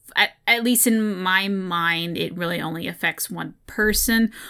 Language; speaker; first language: English; native; English